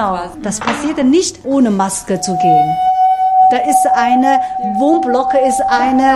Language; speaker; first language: German; non-native, fluent; Chinese